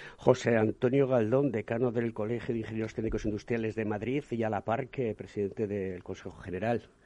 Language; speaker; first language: Spanish; native; Spanish